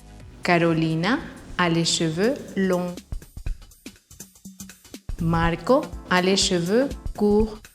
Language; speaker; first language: French; non-native, fluent; Spanish